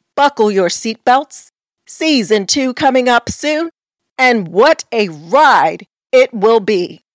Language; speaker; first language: English; early bilingual, other home language; Spanish